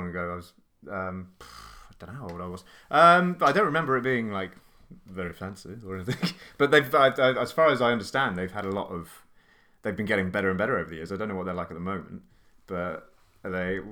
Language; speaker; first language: English; native; English